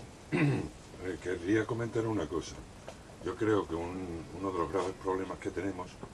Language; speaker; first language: Spanish; native; Spanish